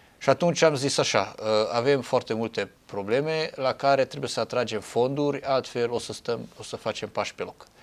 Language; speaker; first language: Romanian; non-native, local second language; Hungarian